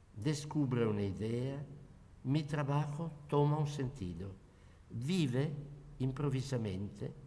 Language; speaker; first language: Spanish; non-native, learner; Italian